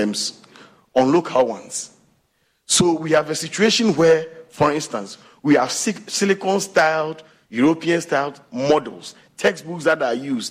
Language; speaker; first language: English; non-native, local second language; Akan